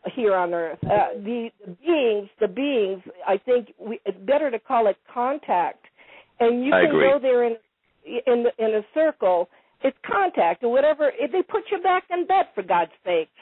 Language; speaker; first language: English; non-native, fluent; Italian